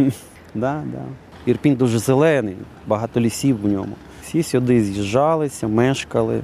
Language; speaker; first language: Polish; non-native, learner; Ukrainian